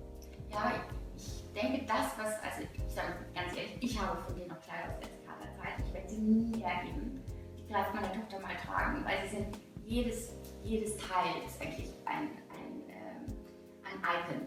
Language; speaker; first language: German; native; German